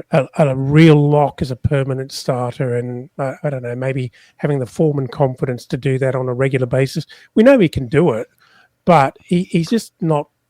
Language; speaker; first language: English; native; English